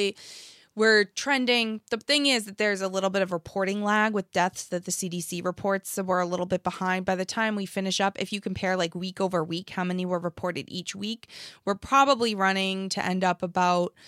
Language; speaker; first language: English; native; English